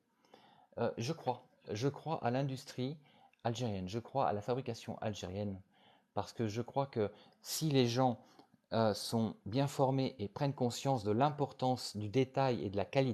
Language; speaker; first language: French; native; French